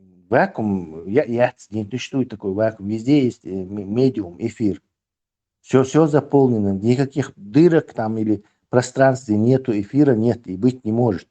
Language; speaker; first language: Russian; non-native, local second language; Chechen